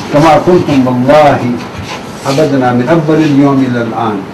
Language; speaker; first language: Arabic; non-native, learner; Urdu